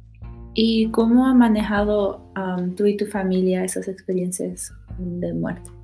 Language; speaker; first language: Spanish; early bilingual, heritage; Spanish